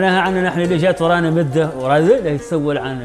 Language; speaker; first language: Arabic; native; Arabic